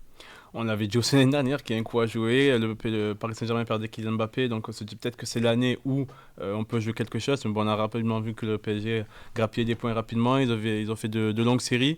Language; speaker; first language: French; native; French